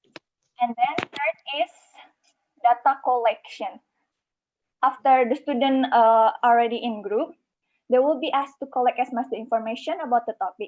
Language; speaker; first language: English; non-native, learner; Indonesian